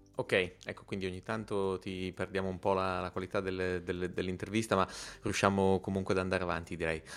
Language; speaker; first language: Italian; native; Italian